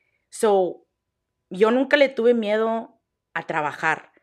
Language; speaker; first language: Spanish; early bilingual, heritage; Spanish